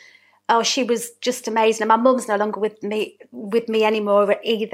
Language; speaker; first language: English; native; English